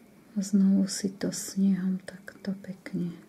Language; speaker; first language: Slovak; native; Slovak